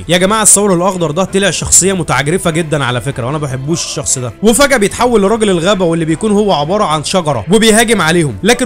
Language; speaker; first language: Arabic; native; Arabic